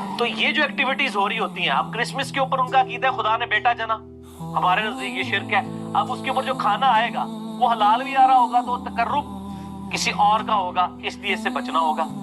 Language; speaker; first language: Urdu; non-native, local second language; Punjabi